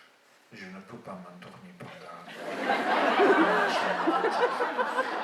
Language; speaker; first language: French; non-native, fluent; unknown